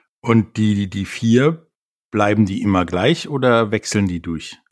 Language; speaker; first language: German; native; German